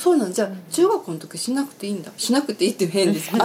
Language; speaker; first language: Japanese; native; Japanese